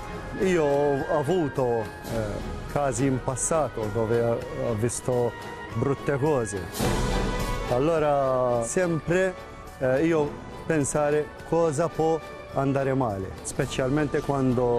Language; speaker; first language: Italian; non-native, fluent; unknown